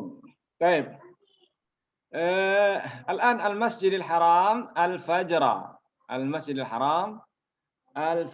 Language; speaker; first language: Arabic; non-native, fluent; Indonesian